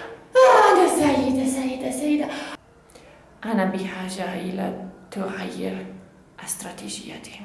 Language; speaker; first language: Arabic; non-native, learner; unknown